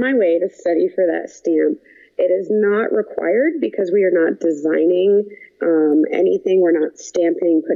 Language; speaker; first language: English; native; English